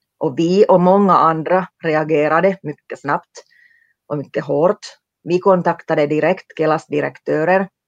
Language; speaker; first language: Swedish; non-native, local second language; Finnish